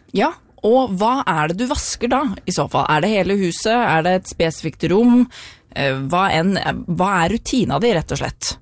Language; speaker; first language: Norwegian; native; Norwegian